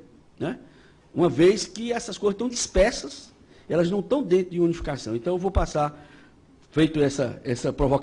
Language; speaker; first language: Portuguese; native; Portuguese